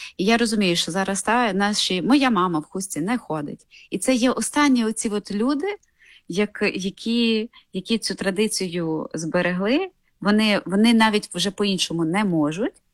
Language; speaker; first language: Ukrainian; native; Ukrainian